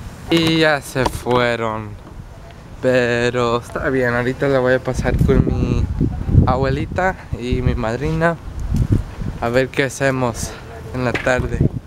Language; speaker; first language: Spanish; early bilingual, heritage; Spanish